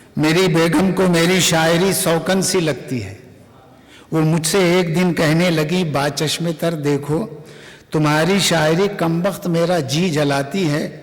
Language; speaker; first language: Urdu; native; Urdu